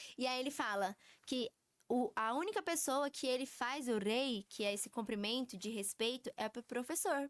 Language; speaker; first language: Portuguese; early bilingual, heritage; Portuguese